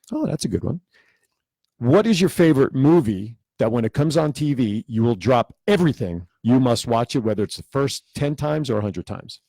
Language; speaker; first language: English; native; English